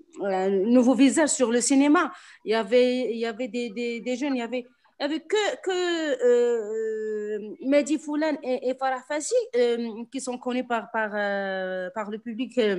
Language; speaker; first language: French; non-native, local second language; Arabic